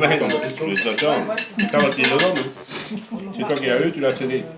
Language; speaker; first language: French; native; French